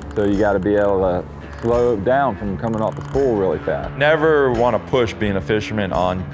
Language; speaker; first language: English; native; English